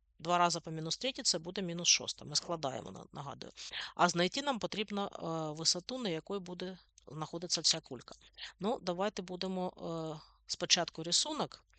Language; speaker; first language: Ukrainian; native; Ukrainian